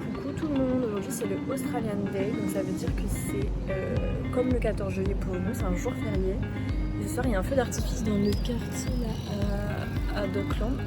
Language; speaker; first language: French; native; French